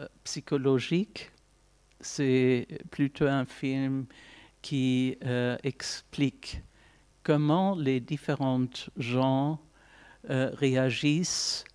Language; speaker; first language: French; non-native, fluent; German